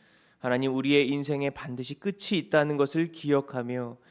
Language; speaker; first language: Korean; native; Korean